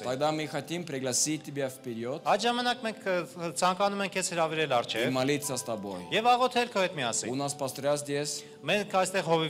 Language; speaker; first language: Russian; non-native, fluent; Armenian